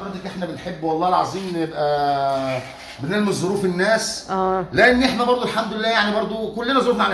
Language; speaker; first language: Arabic; native; Arabic